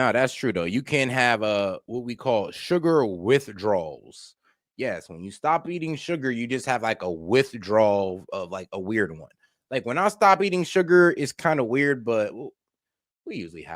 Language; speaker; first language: English; native; English